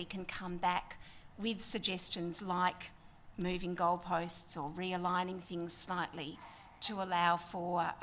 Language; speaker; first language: English; native; English